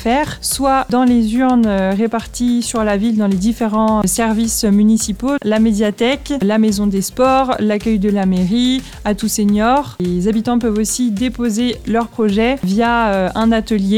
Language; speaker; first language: French; native; French